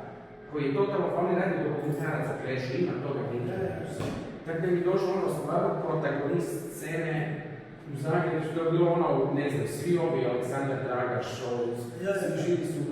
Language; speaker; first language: Croatian; native; Croatian